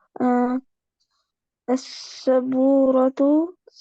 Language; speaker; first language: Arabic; non-native, learner; Urdu